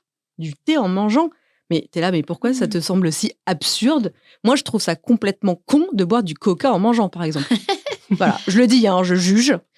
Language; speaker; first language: French; native; French